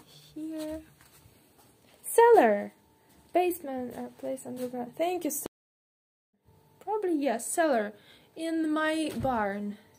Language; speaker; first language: English; non-native, learner; Russian